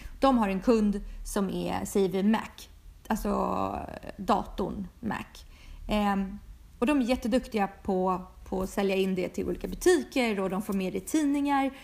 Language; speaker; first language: Swedish; early bilingual, other home language; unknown